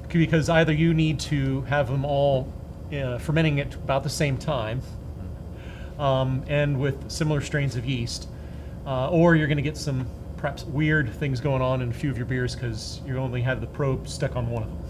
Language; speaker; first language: English; native; English